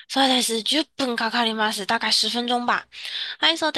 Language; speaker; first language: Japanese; non-native, fluent; Chinese